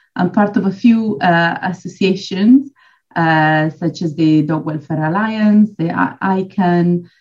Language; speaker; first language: English; non-native, fluent; Italian